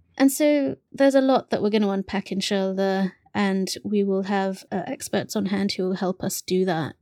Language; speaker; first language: English; early bilingual, other home language; Bangla